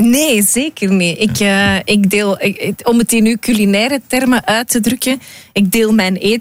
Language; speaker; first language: Dutch; native; Dutch